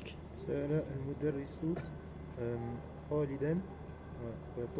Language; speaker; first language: Arabic; non-native, learner; French